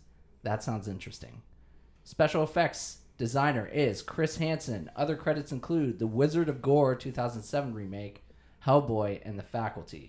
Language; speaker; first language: English; native; English